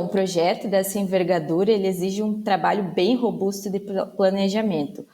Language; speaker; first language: Portuguese; native; Portuguese